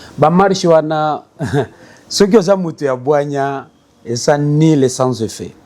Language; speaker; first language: Lingala; non-native, local second language; Swahili